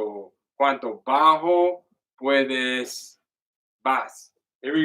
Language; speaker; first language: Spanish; non-native, learner; English